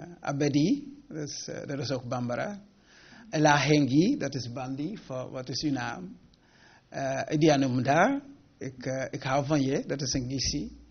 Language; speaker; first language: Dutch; non-native, fluent; Mandingo